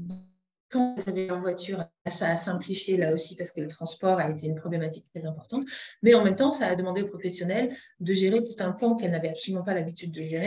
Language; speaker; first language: French; native; French